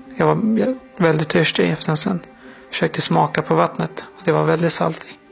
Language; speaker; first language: Swedish; non-native, fluent; Persian